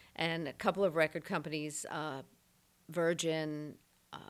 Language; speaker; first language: English; native; English